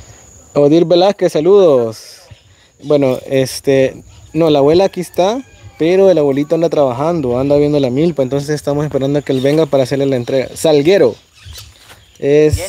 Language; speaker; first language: Spanish; native; Spanish